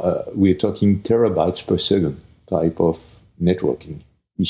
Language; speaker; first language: English; non-native, fluent; French